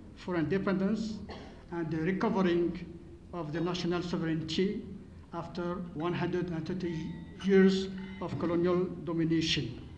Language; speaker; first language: English; non-native, fluent; Arabic